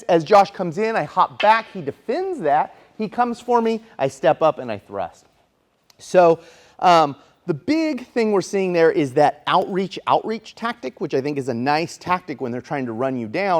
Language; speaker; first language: English; native; English